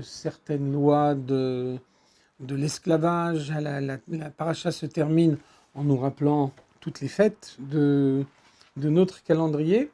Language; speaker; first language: French; native; French